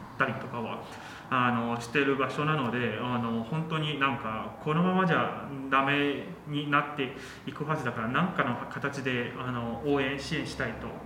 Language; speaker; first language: Japanese; non-native, fluent; Chinese